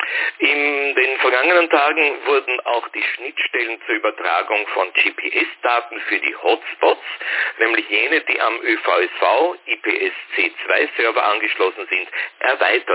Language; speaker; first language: German; native; German